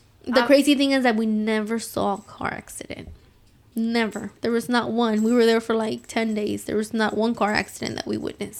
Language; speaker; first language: English; early bilingual, other home language; Spanish